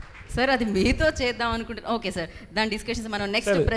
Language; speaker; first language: Telugu; native; Telugu